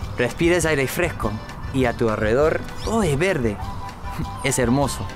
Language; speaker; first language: Spanish; non-native, fluent; English